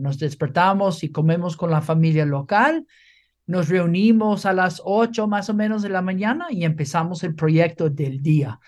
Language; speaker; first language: Spanish; non-native, fluent; English